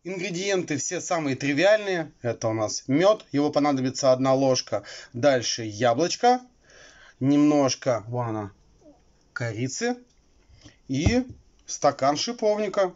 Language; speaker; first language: Russian; native; Russian